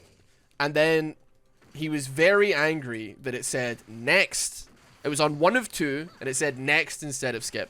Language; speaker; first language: English; native; English